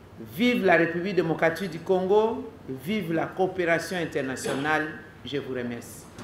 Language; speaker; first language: French; non-native, local second language; Lingala